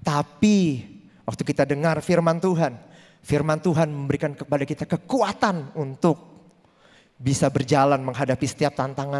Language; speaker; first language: Indonesian; native; Indonesian